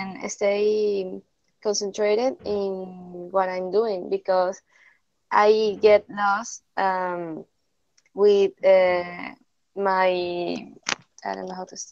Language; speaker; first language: English; non-native, learner; Spanish